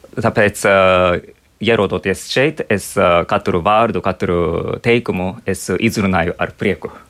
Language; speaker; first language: Latvian; non-native, fluent; Japanese